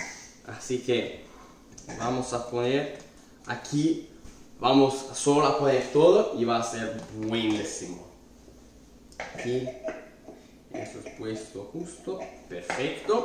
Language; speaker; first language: Spanish; non-native, fluent; Italian